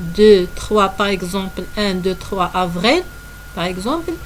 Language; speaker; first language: French; non-native, local second language; Arabic